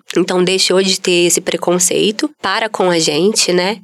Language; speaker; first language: Portuguese; native; Portuguese